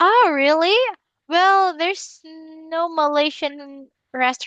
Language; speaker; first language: English; non-native, local second language; Filipino